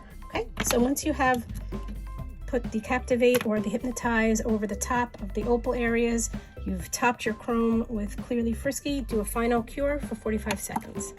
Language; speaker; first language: English; native; English